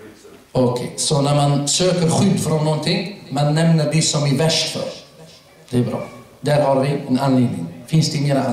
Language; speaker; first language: Swedish; non-native, fluent; Arabic